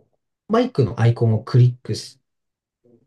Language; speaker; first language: Japanese; native; Japanese